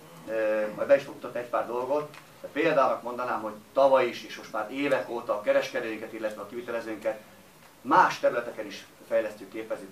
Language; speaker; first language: Hungarian; native; Hungarian